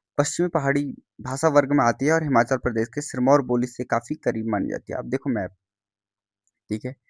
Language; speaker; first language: Hindi; native; Hindi